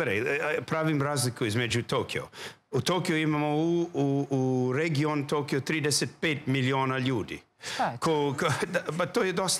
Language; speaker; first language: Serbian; non-native, learner; English